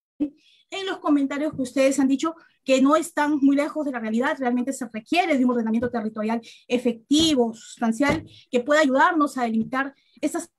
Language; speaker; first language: Spanish; native; Spanish